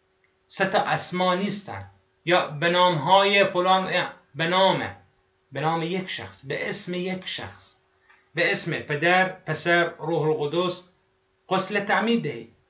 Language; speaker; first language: Persian; non-native, fluent; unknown